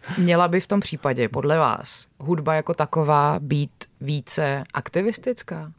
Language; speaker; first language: Czech; native; Czech